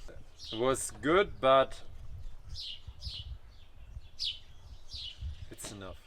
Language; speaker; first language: English; non-native, fluent; German